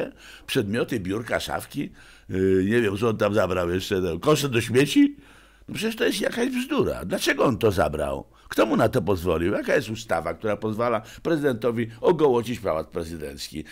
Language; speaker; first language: Polish; native; Polish